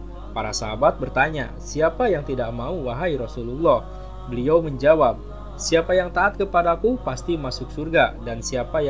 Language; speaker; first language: Indonesian; native; Indonesian